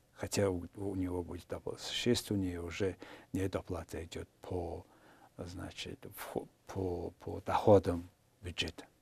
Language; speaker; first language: Russian; non-native, fluent; Mongolian